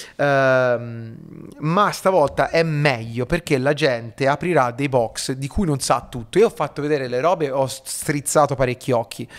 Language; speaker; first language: Italian; native; Italian